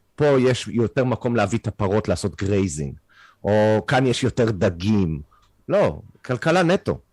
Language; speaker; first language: Hebrew; non-native, fluent; English